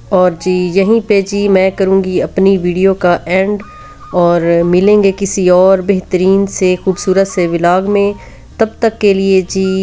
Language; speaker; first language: Urdu; non-native, local second language; Punjabi